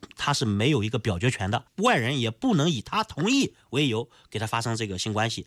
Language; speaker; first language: Chinese; native; Chinese